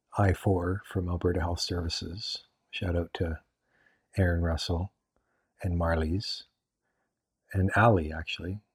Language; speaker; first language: English; native; English